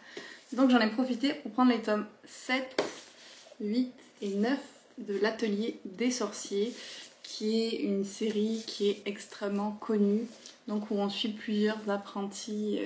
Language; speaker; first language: French; native; French